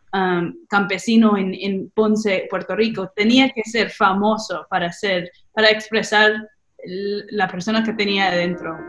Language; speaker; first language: Spanish; non-native, fluent; English